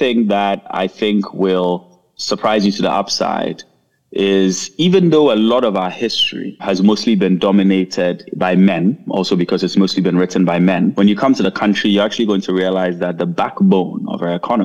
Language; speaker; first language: English; non-native, local second language; Akan